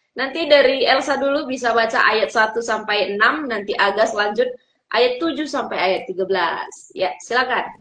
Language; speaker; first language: Indonesian; native; Indonesian